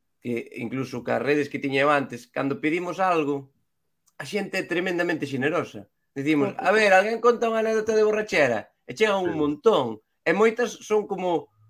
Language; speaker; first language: Galician; non-native, local second language; Spanish